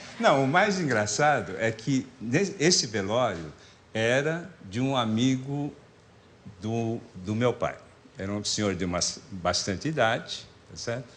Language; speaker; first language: Portuguese; early bilingual, other home language; Japanese